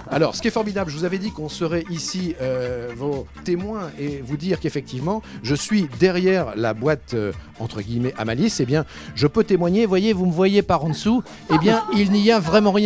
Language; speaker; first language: French; native; French